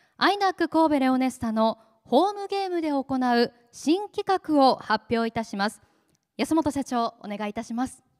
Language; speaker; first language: Japanese; native; Japanese